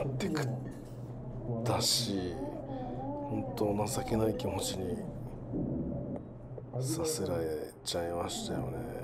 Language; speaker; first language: Japanese; native; Japanese